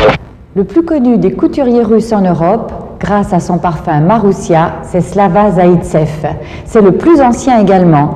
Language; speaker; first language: French; native; French